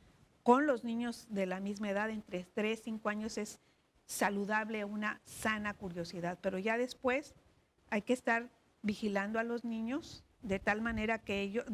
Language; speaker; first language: Spanish; native; Spanish